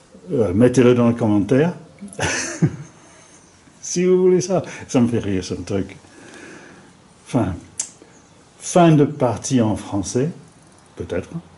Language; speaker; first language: French; non-native, fluent; English